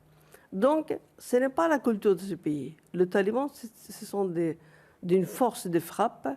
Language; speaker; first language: French; non-native, fluent; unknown